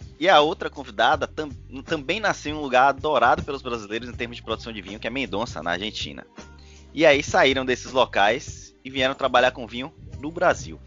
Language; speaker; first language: Portuguese; native; Portuguese